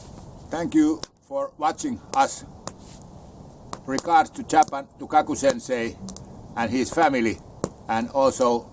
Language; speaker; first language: English; non-native, learner; Finnish